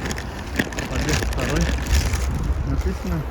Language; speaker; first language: Russian; early bilingual, other home language; Tajik